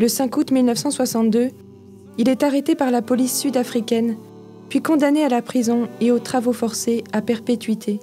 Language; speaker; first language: French; native; French